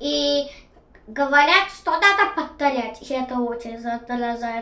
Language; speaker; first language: Russian; early bilingual, heritage; Russian